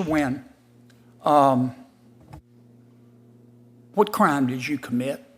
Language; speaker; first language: English; native; English